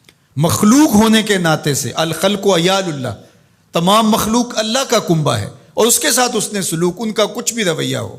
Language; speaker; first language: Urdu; non-native, local second language; Punjabi